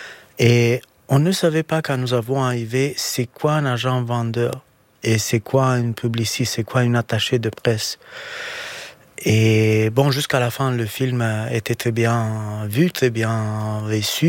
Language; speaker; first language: French; non-native, fluent; Romanian